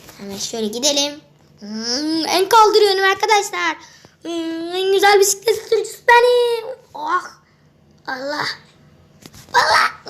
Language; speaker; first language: Turkish; native; Turkish